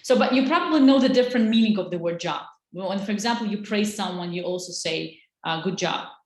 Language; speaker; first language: English; non-native, fluent; Azerbaijani